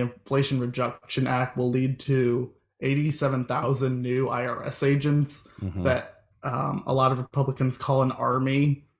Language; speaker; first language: English; native; English